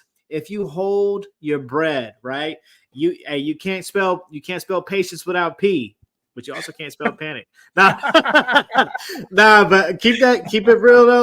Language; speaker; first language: English; native; English